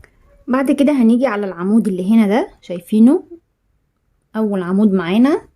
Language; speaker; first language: Arabic; native; Arabic